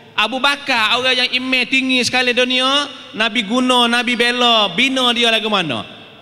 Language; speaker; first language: Malay; native; Malay